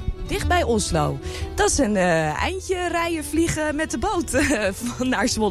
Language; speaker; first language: Dutch; native; Dutch